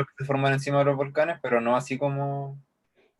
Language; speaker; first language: Spanish; native; Spanish